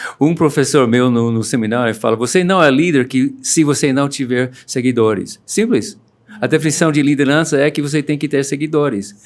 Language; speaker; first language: Portuguese; non-native, fluent; English